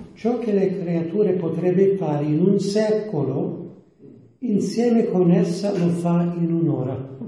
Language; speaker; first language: Italian; non-native, fluent; English